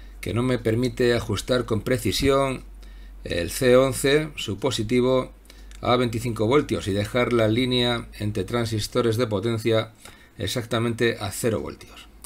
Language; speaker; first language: Spanish; native; Spanish